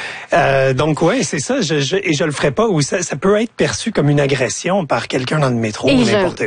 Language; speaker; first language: French; native; French